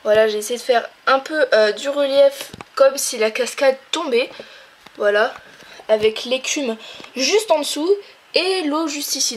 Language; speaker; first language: French; native; French